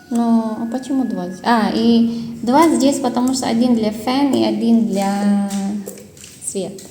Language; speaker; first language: Russian; non-native, learner; Filipino